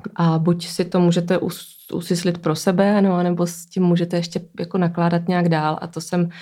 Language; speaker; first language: Czech; native; Czech